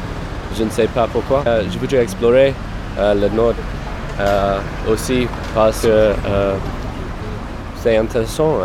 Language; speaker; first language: French; non-native, learner; English